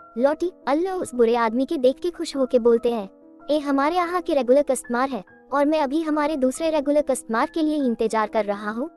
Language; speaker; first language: Hindi; non-native, local second language; Bangla